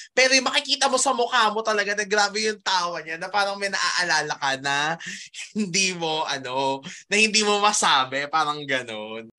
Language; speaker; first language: Filipino; native; Filipino